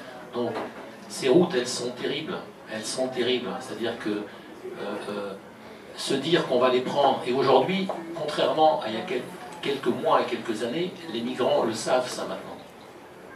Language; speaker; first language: French; native; French